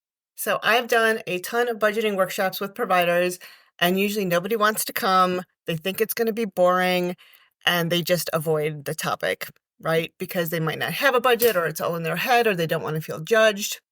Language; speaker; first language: English; native; English